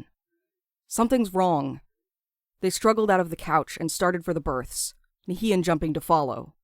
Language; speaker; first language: English; native; English